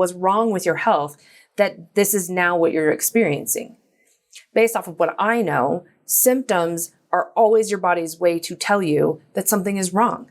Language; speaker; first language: English; native; English